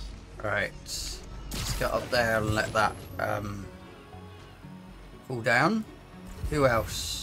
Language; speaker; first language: English; native; English